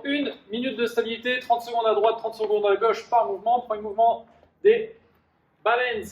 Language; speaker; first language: French; native; French